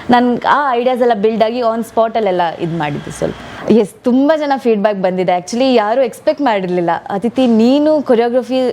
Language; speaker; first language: Kannada; non-native, local second language; Tulu